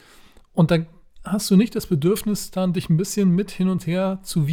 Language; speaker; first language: German; native; German